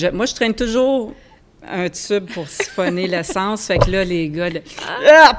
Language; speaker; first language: French; native; French